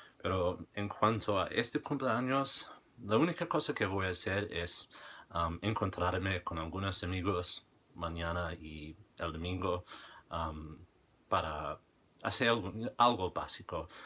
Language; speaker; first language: Spanish; non-native, fluent; English